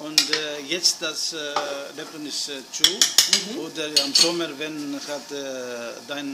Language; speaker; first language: German; non-native, learner; Greek